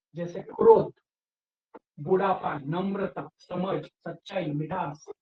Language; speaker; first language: Hindi; non-native, local second language; Marathi